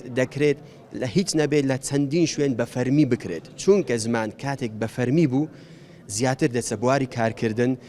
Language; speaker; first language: Central Kurdish; non-native, local second language; Assyrian Neo-Aramaic